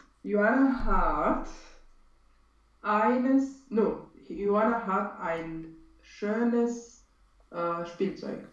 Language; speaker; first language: German; non-native, learner; Romanian